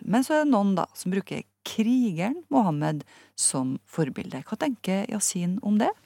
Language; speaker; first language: Norwegian; native; Norwegian